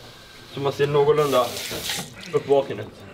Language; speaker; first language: Swedish; native; Swedish